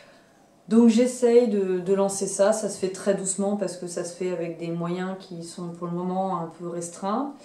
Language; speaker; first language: French; native; French